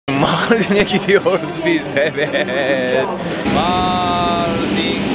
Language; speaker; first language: Turkish; non-native, fluent; Japanese